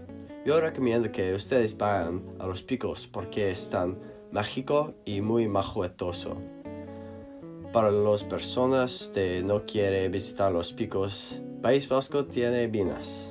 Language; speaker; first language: Spanish; non-native, learner; English